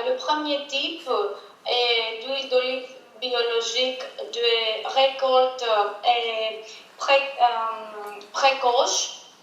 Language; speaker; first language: French; non-native, fluent; Greek